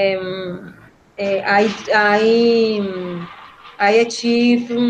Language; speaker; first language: English; non-native, learner; Spanish